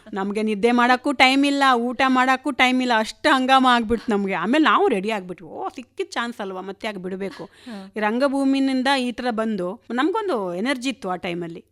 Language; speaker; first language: Kannada; non-native, local second language; Konkani